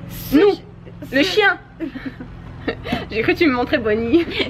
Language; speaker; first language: French; native; French